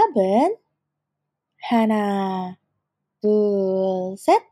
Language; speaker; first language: Korean; non-native, fluent; Indonesian